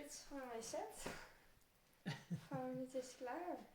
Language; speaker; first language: Dutch; early bilingual, heritage; Turkish